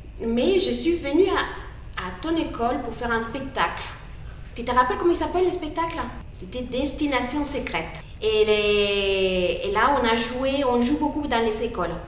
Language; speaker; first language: French; non-native, fluent; Spanish